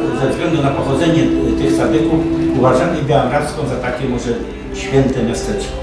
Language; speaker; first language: Polish; native; Polish